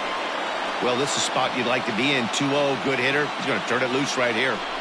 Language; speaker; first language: English; native; English